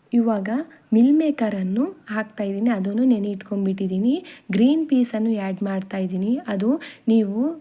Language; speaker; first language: Kannada; non-native, local second language; Telugu